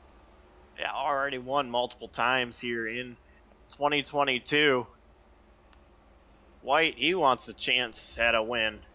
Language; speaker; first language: English; native; English